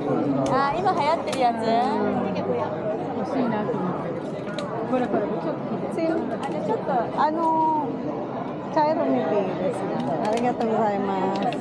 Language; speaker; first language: Japanese; native; Japanese